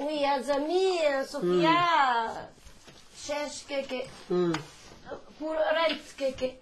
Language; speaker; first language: French; non-native, learner; Vietnamese